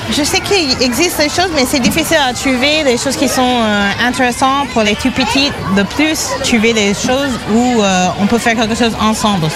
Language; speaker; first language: French; non-native, fluent; English